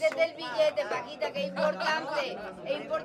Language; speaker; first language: Spanish; native; Spanish